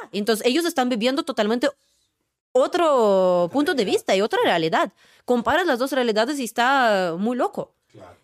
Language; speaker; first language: Spanish; non-native, fluent; Russian